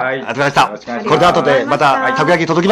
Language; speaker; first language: Japanese; native; Japanese